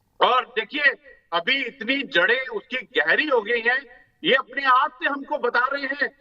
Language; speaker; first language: Hindi; native; Hindi